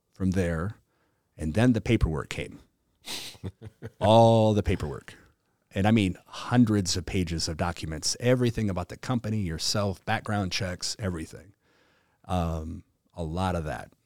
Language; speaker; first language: English; native; English